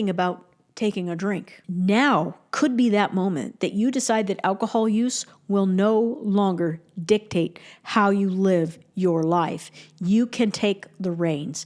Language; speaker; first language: English; native; English